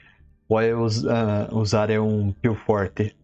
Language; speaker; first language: Italian; non-native, learner; Portuguese